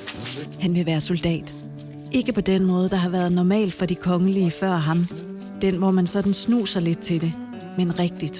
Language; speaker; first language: Danish; native; Danish